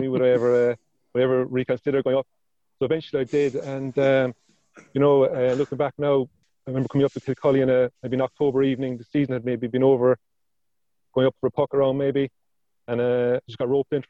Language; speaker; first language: English; native; English